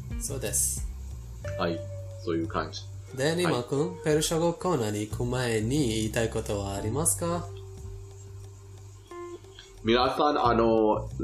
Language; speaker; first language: Japanese; non-native, fluent; Persian